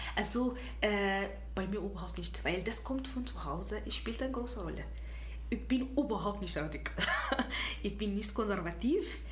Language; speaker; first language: German; non-native, fluent; Arabic